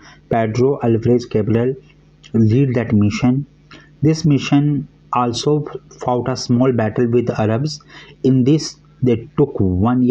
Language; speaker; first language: English; non-native, local second language; Hindi